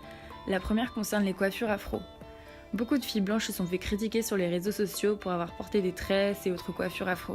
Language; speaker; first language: French; native; French